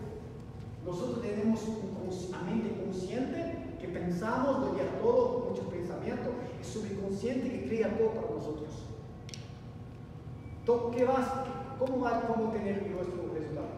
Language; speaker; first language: Spanish; non-native, learner; Portuguese